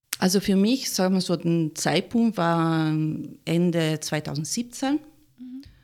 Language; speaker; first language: German; non-native, fluent; Italian